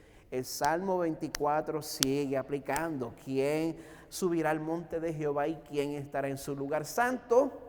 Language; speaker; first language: Spanish; native; Spanish